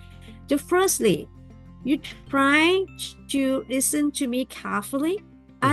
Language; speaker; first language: English; non-native, learner; Thai